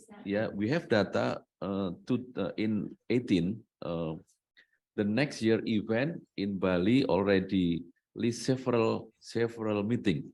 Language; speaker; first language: English; non-native, learner; Indonesian